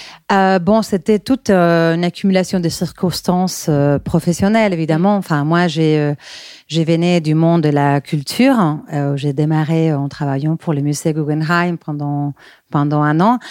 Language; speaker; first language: French; non-native, fluent; Spanish